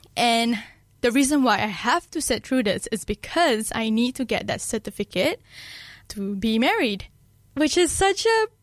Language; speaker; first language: English; non-native, local second language; Malay